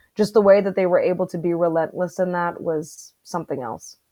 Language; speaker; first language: English; native; English